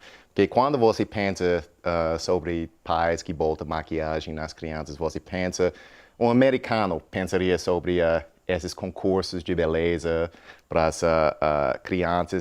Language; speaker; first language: Portuguese; non-native, fluent; English